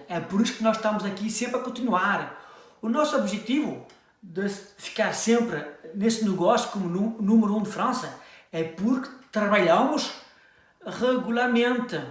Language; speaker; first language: Portuguese; early bilingual, heritage; French